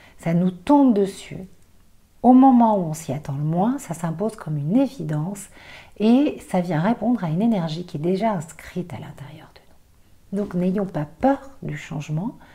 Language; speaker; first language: French; native; French